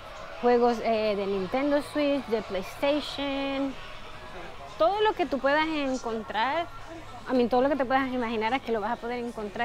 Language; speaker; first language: Spanish; early bilingual, heritage; Spanish